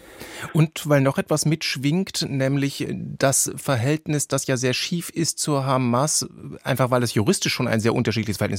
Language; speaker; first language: German; native; German